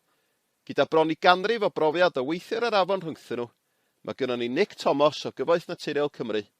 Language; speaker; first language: Welsh; native; Welsh